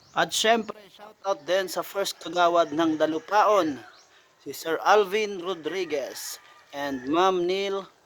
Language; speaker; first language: Filipino; non-native, local second language; Bikol